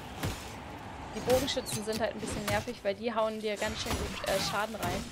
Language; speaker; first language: German; native; German